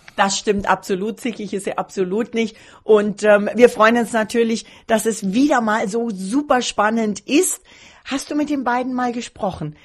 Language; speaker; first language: German; native; German